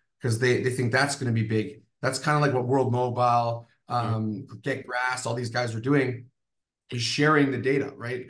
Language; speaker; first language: English; native; English